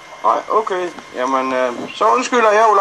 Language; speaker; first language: Danish; native; Danish